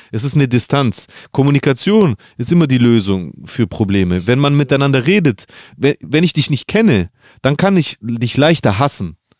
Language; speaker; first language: German; early bilingual, other home language; Greek